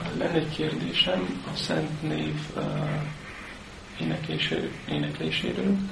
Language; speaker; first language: Hungarian; non-native, learner; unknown